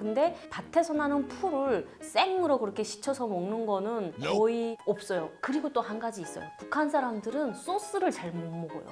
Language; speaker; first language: Korean; native; Korean